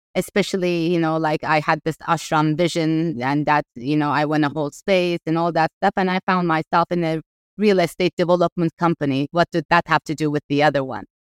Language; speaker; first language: English; non-native, fluent; Turkish